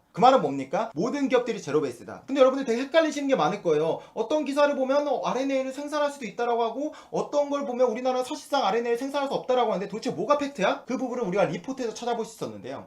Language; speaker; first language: Korean; native; Korean